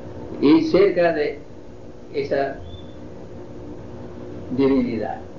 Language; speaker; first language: Spanish; non-native, fluent; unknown